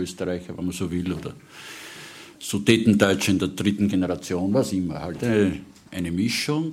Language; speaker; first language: German; native; German